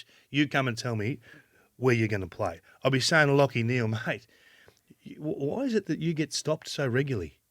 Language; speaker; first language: English; native; English